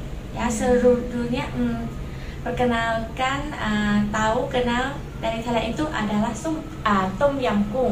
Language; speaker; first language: Indonesian; non-native, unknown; Thai